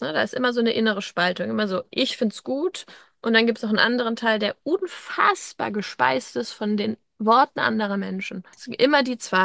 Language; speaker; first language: German; native; German